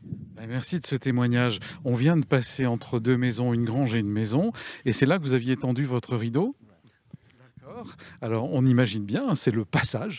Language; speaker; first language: French; native; French